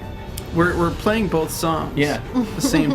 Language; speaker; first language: English; native; English